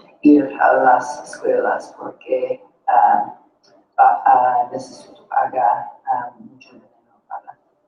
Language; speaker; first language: Spanish; non-native, fluent; English